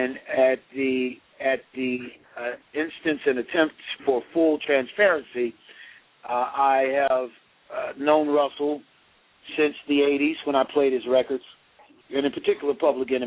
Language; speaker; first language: English; native; English